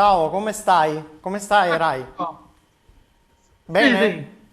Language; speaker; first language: Italian; native; Italian